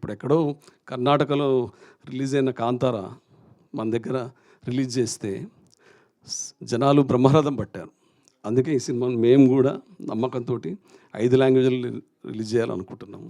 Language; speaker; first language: Telugu; native; Telugu